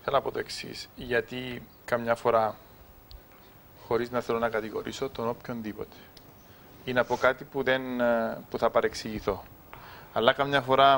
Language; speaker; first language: Greek; native; Greek